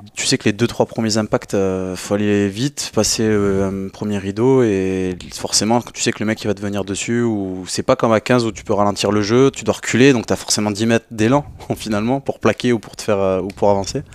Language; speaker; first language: French; native; French